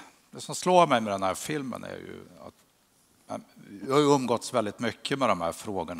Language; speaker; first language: Swedish; native; Swedish